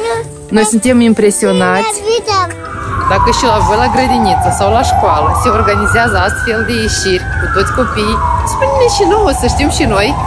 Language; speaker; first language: Romanian; native; Romanian